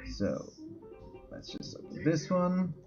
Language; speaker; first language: English; non-native, fluent; Portuguese